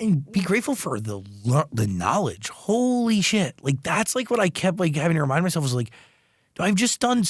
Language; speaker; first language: English; native; English